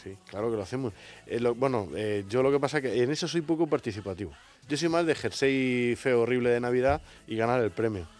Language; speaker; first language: Spanish; native; Spanish